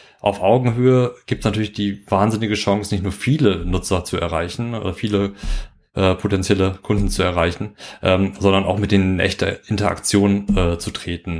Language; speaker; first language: German; native; German